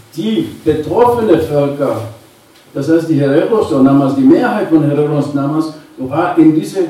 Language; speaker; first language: German; non-native, fluent; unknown